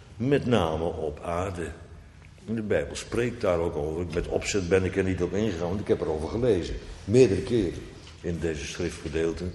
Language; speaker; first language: Dutch; native; Dutch